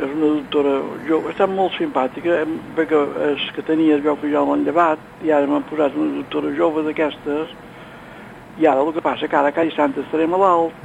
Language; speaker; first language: Catalan; native; Catalan